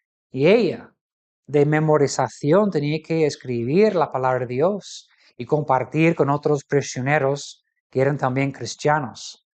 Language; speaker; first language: Spanish; non-native, fluent; English